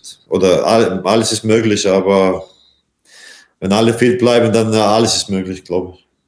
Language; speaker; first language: German; non-native, fluent; Latvian